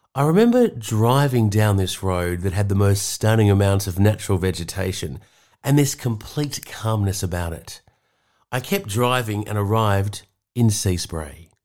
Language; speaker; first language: English; native; English